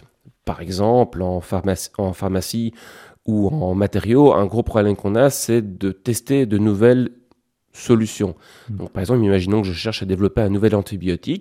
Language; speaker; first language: French; native; French